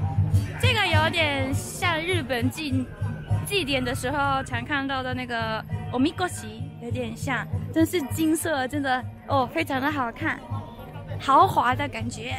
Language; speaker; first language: Chinese; non-native, fluent; Japanese